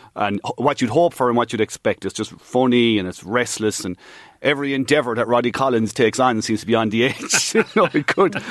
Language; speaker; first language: English; native; English